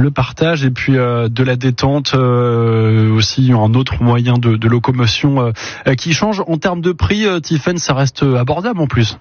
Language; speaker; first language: French; native; French